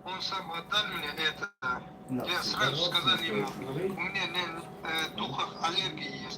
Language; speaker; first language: Russian; non-native, learner; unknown